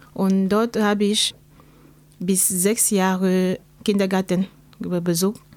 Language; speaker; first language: German; non-native, learner; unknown